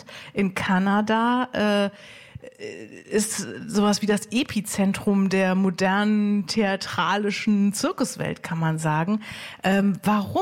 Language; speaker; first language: German; native; German